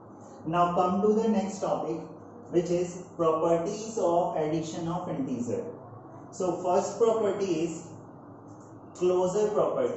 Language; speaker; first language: English; non-native, local second language; Hindi